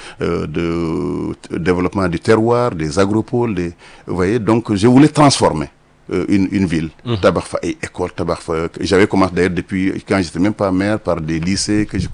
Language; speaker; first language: French; non-native, local second language; Wolof